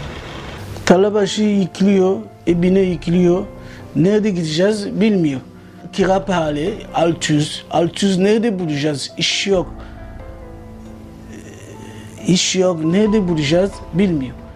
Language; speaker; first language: Turkish; non-native, learner; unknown